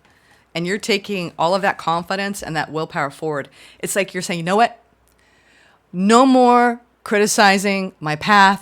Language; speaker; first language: English; native; English